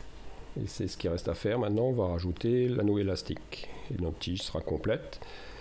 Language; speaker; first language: French; native; French